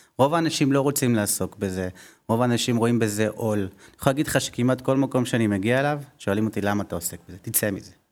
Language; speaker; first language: Hebrew; native; Hebrew